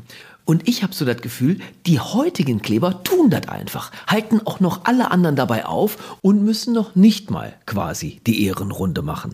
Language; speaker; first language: German; native; German